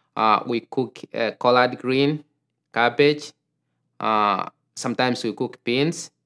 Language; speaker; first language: English; non-native, local second language; Gusii